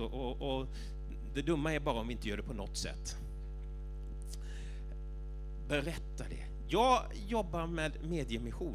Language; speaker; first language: Swedish; native; Swedish